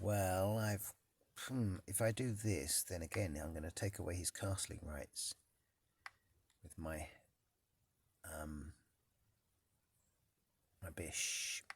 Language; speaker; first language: English; native; English